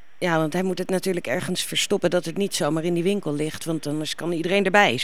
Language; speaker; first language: Dutch; native; Dutch